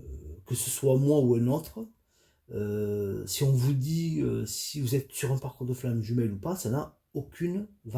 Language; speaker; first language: French; native; French